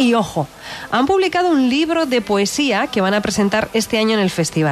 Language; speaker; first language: Spanish; native; Spanish